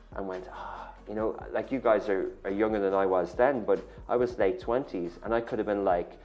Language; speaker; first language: English; native; English